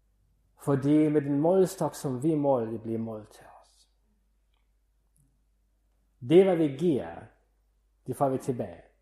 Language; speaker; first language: Danish; non-native, fluent; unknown